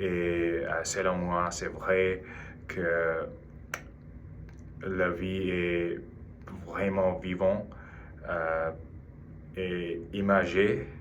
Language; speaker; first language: French; non-native, learner; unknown